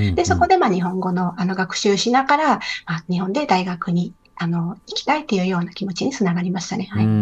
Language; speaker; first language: Japanese; non-native, fluent; Spanish